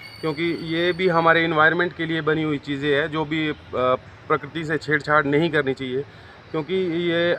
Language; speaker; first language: Hindi; native; Hindi